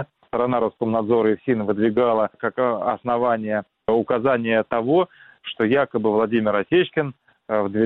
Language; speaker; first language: Russian; native; Russian